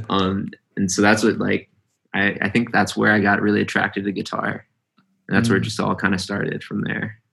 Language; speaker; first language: English; early bilingual, other home language; Hindi